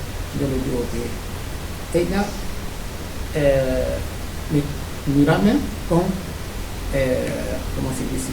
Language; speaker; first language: Spanish; non-native, learner; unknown